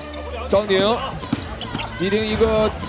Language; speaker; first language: Chinese; native; Chinese